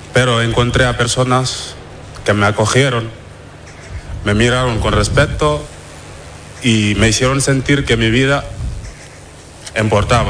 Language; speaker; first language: Spanish; non-native, fluent; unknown